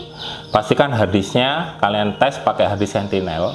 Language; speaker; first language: Indonesian; native; Indonesian